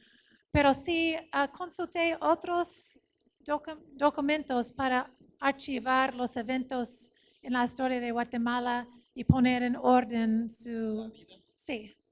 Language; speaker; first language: Spanish; non-native, fluent; English